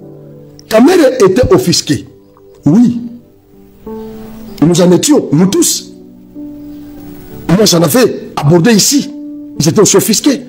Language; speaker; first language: French; non-native, local second language; Lingala